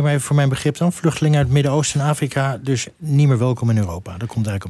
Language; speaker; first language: Dutch; native; Dutch